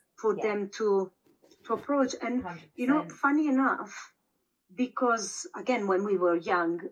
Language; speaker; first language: English; non-native, fluent; Italian